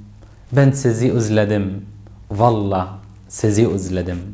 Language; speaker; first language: Turkish; non-native, learner; Arabic